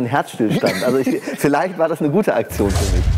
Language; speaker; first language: German; native; German